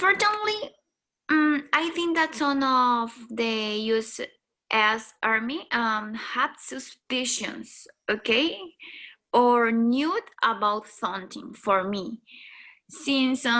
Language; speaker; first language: English; non-native, learner; Spanish